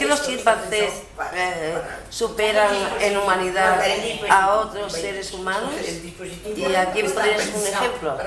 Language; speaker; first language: Spanish; non-native, local second language; Catalan